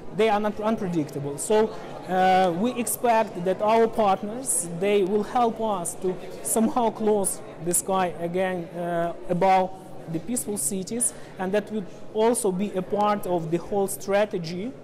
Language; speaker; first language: English; non-native, fluent; Ukrainian